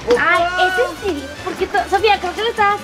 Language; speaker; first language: Spanish; native; Spanish